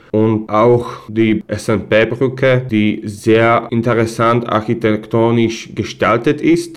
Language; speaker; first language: German; non-native, fluent; Slovak